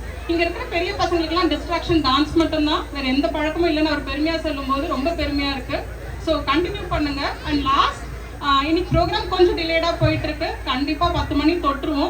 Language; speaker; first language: Tamil; native; Tamil